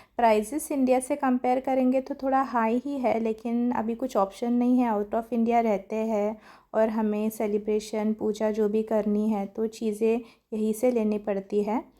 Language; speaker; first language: Hindi; non-native, local second language; Marathi